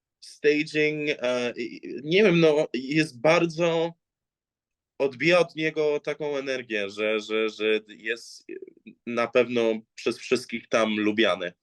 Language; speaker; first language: Polish; early bilingual, heritage; English